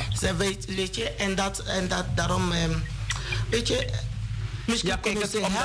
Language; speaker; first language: Dutch; non-native, learner; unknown